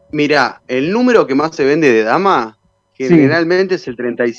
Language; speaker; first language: Spanish; native; Spanish